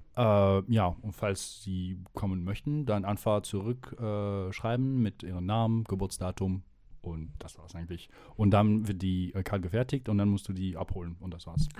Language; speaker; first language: German; non-native, fluent; French